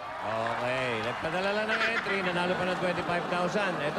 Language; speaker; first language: Filipino; native; Filipino